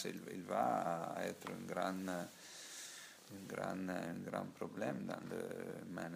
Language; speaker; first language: French; non-native, learner; Italian